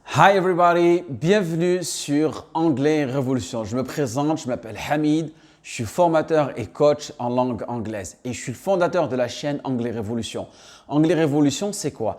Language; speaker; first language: French; native; French